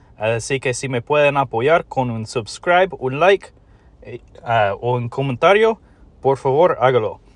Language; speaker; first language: Spanish; non-native, learner; English